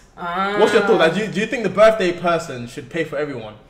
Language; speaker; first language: English; native; English